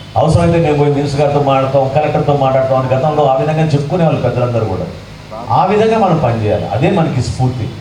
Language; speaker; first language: Telugu; native; Telugu